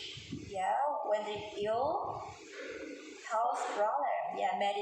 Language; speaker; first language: English; non-native, fluent; Vietnamese